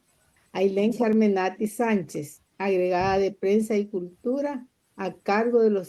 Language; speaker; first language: Spanish; native; Spanish